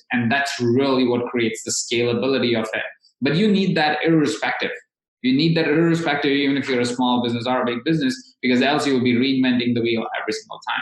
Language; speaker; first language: English; non-native, local second language; Hindi